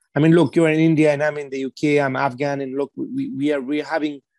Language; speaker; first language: English; non-native, fluent; Persian